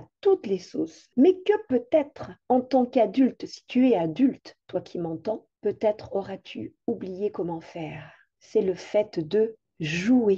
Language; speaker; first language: French; native; French